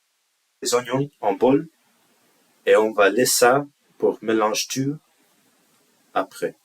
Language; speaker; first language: French; non-native, learner; English